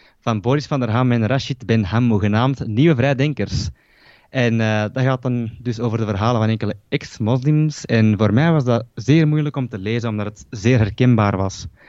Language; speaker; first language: Dutch; early bilingual, other home language; Turkish